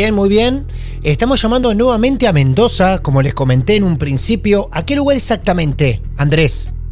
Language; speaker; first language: Spanish; native; Spanish